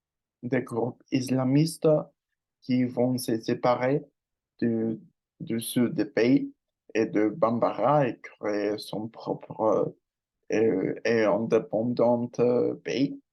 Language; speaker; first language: French; non-native, learner; Spanish